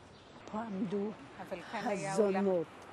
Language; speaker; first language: Hebrew; non-native, fluent; German